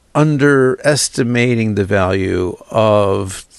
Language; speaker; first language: English; native; English